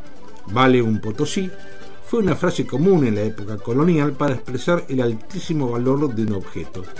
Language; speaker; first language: Spanish; native; Spanish